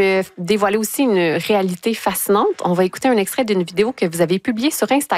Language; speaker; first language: French; native; French